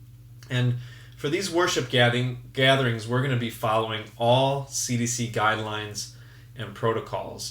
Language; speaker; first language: English; native; English